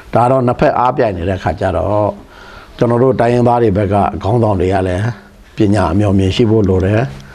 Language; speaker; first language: Burmese; non-native, local second language; Pa'o Karen